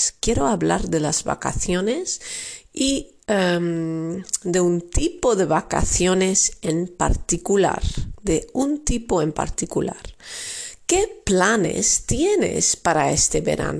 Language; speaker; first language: Spanish; non-native, fluent; Dutch